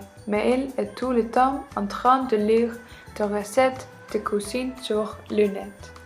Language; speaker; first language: French; non-native, learner; Icelandic